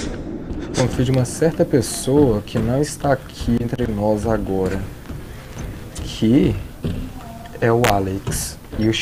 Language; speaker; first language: Portuguese; native; Portuguese